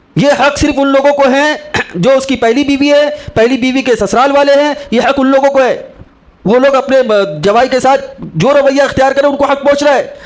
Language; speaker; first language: Urdu; native; Urdu